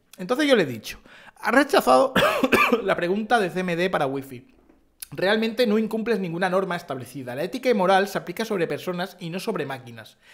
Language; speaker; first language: Spanish; native; Spanish